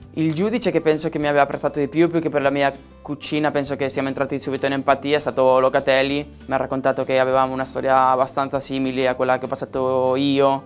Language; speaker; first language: Italian; non-native, fluent; Spanish